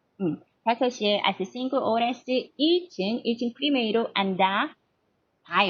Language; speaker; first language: Portuguese; non-native, learner; Korean